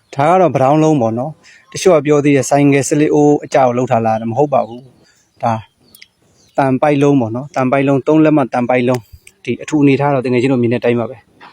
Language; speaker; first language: Burmese; native; Burmese